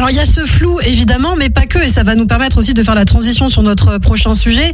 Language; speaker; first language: French; native; French